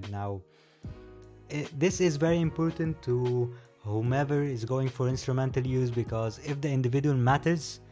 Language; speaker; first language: English; non-native, fluent; Arabic